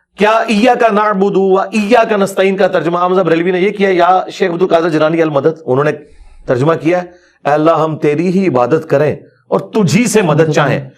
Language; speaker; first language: Urdu; non-native, local second language; Punjabi